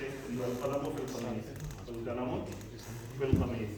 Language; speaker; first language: Arabic; non-native, fluent; Urdu